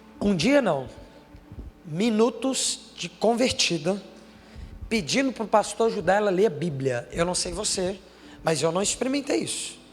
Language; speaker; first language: Portuguese; native; Portuguese